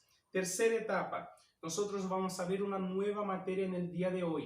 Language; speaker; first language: Spanish; non-native, fluent; Portuguese